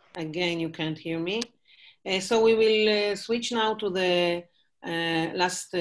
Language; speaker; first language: English; non-native, fluent; Hebrew